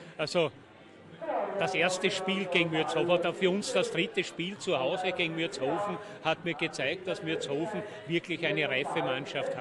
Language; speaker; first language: German; native; German